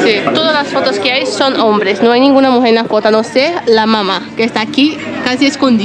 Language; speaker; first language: Spanish; non-native, fluent; Portuguese